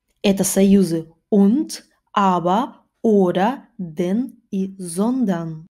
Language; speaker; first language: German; non-native, fluent; Russian